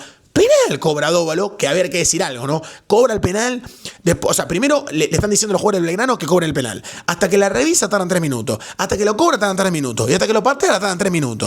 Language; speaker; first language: Spanish; native; Spanish